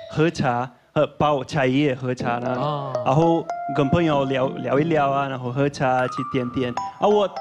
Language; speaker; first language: Chinese; non-native, learner; Portuguese